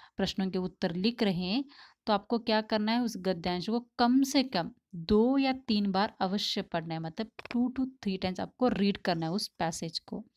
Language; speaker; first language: Hindi; non-native, local second language; Tamil